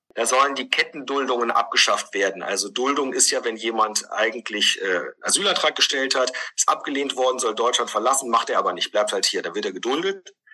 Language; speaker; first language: German; early bilingual, other home language; Greek